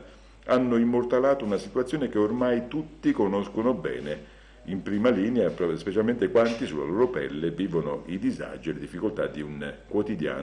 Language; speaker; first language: Italian; native; Italian